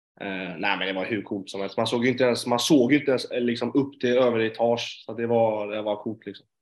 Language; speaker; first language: Swedish; native; Swedish